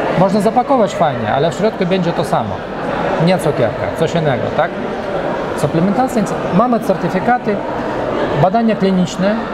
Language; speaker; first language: Polish; early bilingual, heritage; Russian